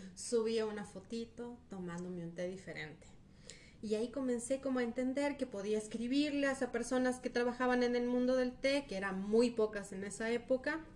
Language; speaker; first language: Spanish; native; Spanish